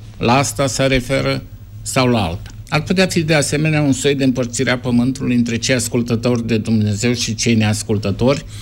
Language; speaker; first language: Romanian; native; Romanian